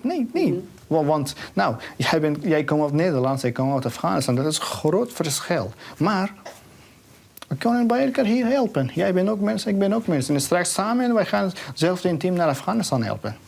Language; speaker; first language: Dutch; non-native, learner; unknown